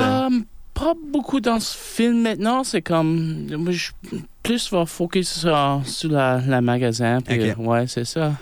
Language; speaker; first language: French; non-native, local second language; English